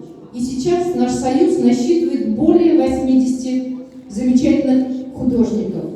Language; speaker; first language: Russian; native; Russian